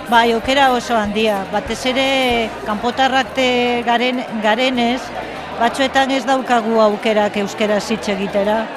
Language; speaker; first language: Basque; non-native, learner; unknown